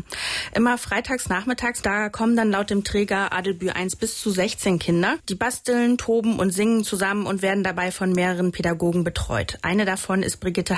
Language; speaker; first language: German; native; German